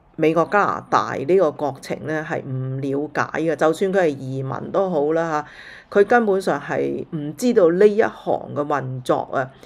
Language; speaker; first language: Cantonese; early bilingual, heritage; Cantonese